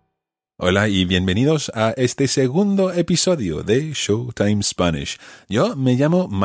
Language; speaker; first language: Spanish; non-native, fluent; English